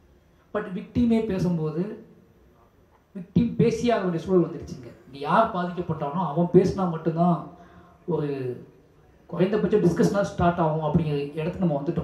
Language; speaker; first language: Tamil; native; Tamil